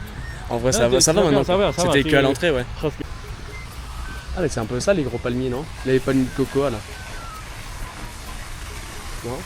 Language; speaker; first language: French; native; French